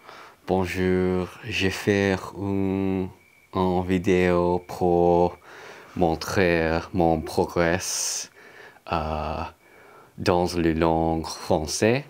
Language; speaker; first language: French; non-native, learner; English